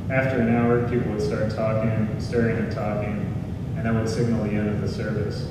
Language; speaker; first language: English; native; English